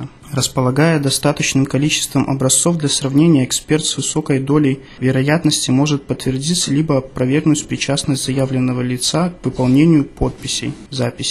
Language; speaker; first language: Russian; native; Russian